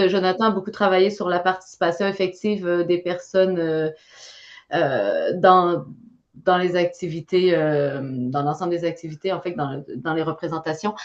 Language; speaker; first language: French; native; French